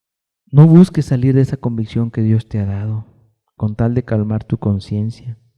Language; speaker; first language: Spanish; native; Spanish